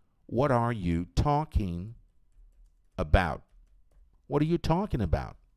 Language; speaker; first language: English; non-native, fluent; Portuguese